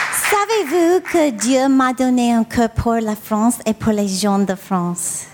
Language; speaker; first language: French; non-native, learner; English